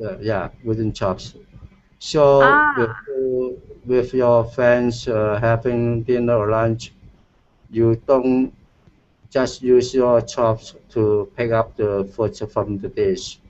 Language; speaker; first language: English; non-native, learner; Cantonese